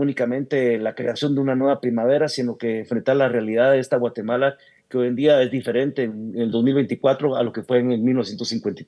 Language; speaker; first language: Spanish; native; Spanish